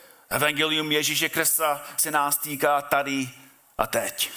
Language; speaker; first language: Czech; non-native, fluent; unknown